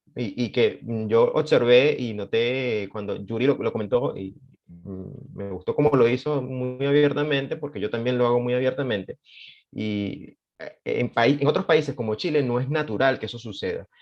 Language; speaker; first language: Spanish; native; Spanish